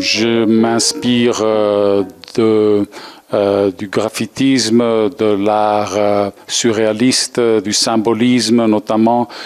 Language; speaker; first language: French; non-native, fluent; Italian